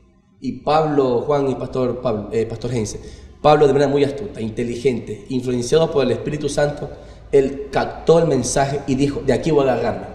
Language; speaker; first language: Spanish; native; Spanish